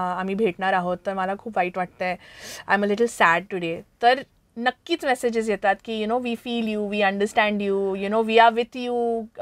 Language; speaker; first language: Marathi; early bilingual, heritage; Marathi